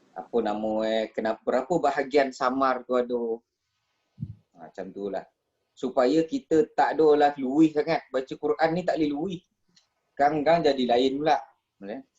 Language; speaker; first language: Malay; native; Malay